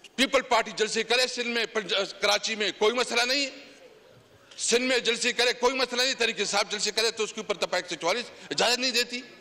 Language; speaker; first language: Urdu; non-native, local second language; Pashto